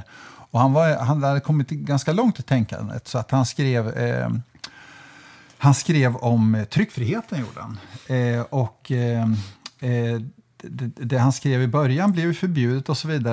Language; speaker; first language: Swedish; native; Swedish